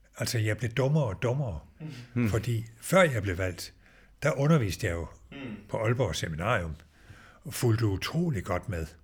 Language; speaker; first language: Danish; native; Danish